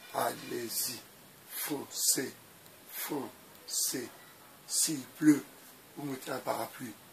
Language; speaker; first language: French; native; French